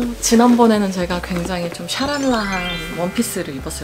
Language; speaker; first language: Korean; native; Korean